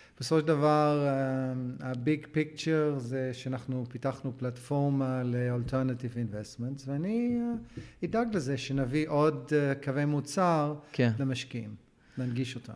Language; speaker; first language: Hebrew; non-native, fluent; English